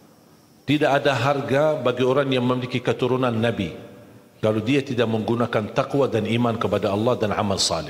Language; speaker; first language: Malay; non-native, fluent; Arabic